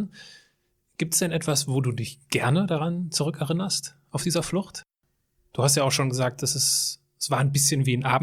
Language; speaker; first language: German; native; German